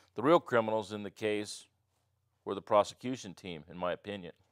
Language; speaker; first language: English; native; English